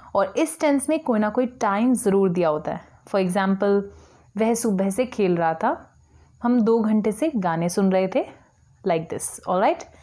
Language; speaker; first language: Hindi; native; Hindi